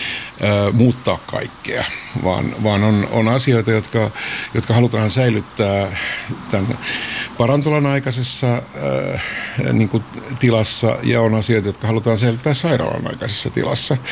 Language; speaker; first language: Finnish; native; Finnish